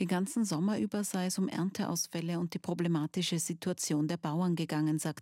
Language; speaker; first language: German; native; German